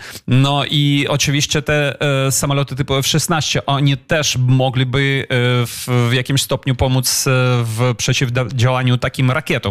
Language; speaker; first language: Polish; non-native, fluent; Ukrainian